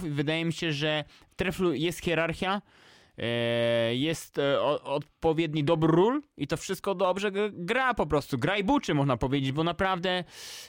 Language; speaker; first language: Polish; native; Polish